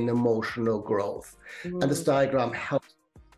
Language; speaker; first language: English; non-native, fluent; German